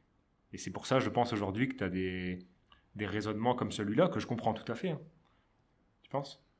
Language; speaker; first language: French; native; French